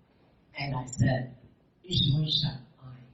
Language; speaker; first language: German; non-native, learner; English